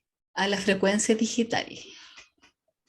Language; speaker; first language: Spanish; native; Spanish